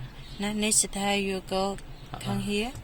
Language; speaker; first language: English; non-native, learner; Chinese